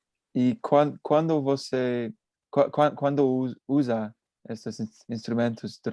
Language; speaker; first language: Portuguese; non-native, learner; English